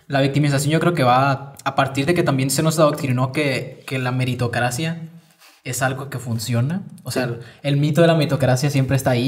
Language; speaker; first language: Spanish; native; Spanish